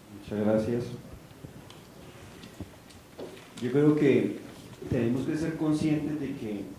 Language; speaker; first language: Spanish; native; Spanish